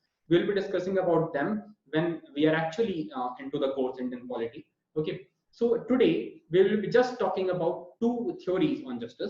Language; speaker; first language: English; non-native, local second language; Hindi